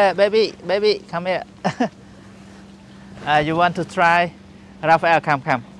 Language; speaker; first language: English; non-native, learner; Khmer